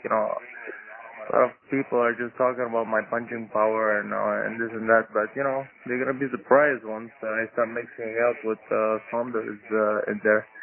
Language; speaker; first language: English; non-native, local second language; French